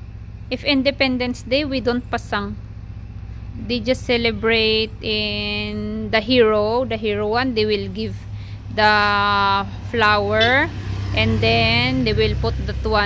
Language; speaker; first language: English; non-native, learner; Filipino